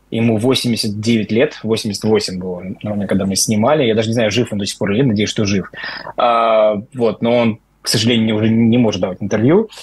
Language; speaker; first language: Russian; native; Russian